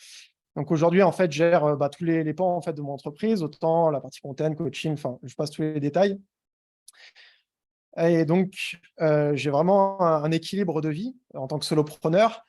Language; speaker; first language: French; native; French